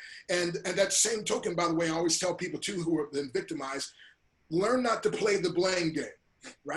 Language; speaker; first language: English; native; English